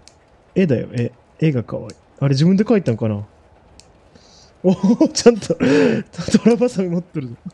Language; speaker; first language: Japanese; native; Japanese